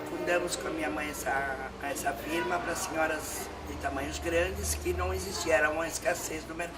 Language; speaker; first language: Portuguese; non-native, fluent; Greek